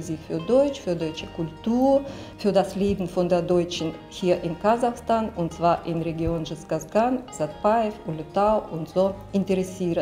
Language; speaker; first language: German; non-native, fluent; Russian